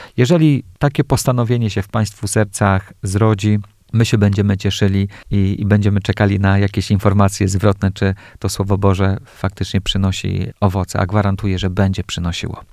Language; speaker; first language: Polish; native; Polish